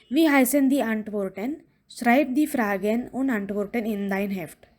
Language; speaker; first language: German; non-native, fluent; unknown